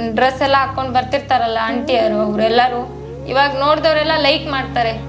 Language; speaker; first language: Kannada; non-native, local second language; Lambadi